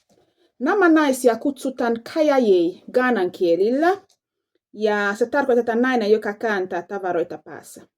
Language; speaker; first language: Finnish; non-native, fluent; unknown